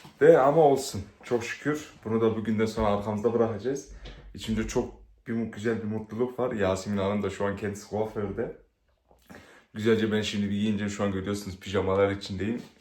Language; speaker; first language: Turkish; early bilingual, heritage; Turkish